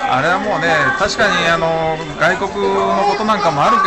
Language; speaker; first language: Japanese; native; Japanese